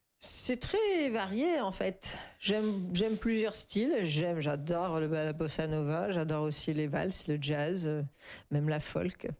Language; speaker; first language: French; non-native, fluent; English